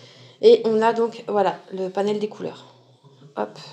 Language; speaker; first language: French; native; French